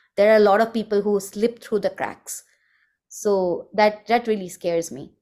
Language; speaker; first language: English; non-native, local second language; Hindi